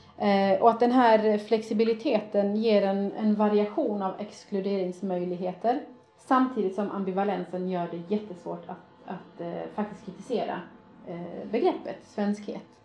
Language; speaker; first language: Swedish; early bilingual, other home language; Persian